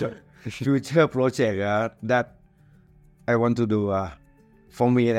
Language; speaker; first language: English; non-native, learner; Thai